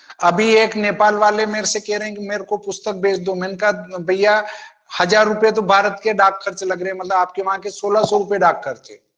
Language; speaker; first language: Hindi; native; Hindi